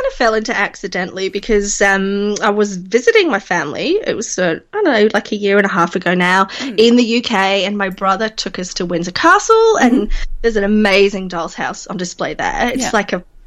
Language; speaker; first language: English; native; English